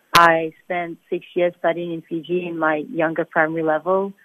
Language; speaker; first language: English; non-native, fluent; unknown